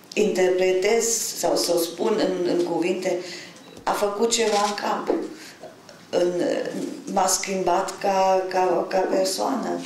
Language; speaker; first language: Romanian; non-native, local second language; German